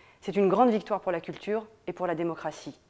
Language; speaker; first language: French; native; French